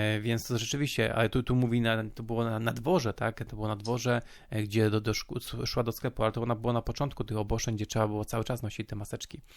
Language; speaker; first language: Polish; native; Polish